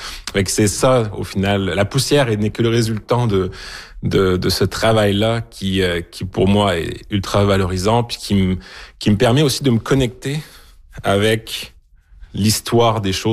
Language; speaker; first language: French; native; French